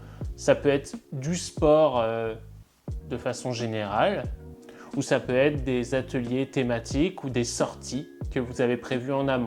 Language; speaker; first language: French; native; French